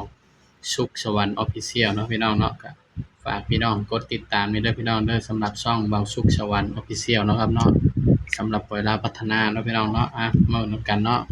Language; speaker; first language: Thai; non-native, local second language; Northeastern Thai